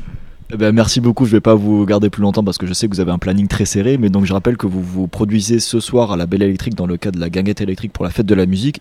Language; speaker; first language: French; native; French